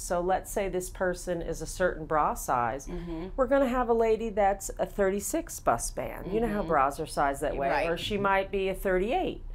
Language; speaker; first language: English; native; English